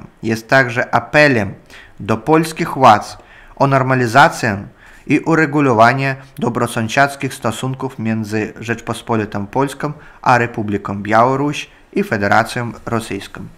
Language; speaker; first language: Polish; non-native, learner; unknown